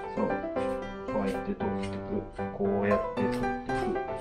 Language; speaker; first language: Japanese; native; Japanese